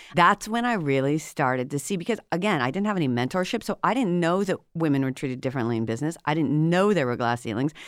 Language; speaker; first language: English; native; English